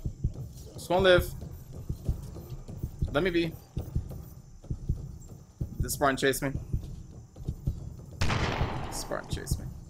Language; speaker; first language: English; native; English